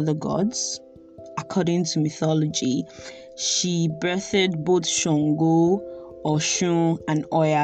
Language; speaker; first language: English; non-native, local second language; Yoruba